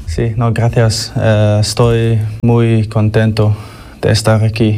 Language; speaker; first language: Spanish; non-native, learner; English